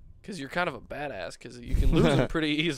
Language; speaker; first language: English; native; English